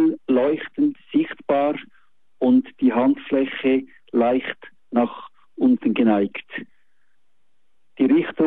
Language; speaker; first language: German; native; German